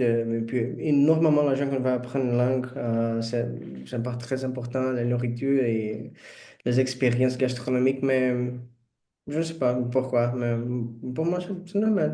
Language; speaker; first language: French; non-native, learner; Portuguese